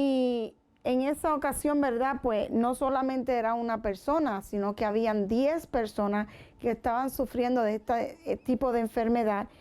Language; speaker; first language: Spanish; native; Spanish